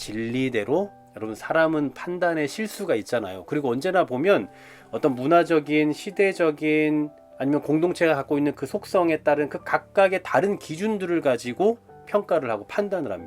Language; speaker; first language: Korean; native; Korean